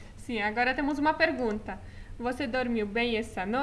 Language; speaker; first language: Portuguese; non-native, fluent; Polish